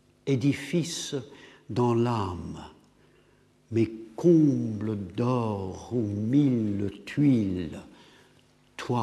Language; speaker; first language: French; non-native, fluent; English